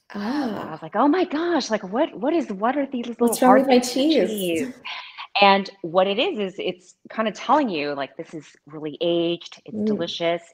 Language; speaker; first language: English; native; English